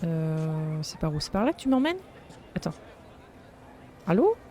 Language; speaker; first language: French; native; French